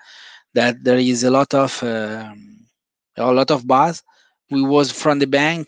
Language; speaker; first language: English; non-native, fluent; Italian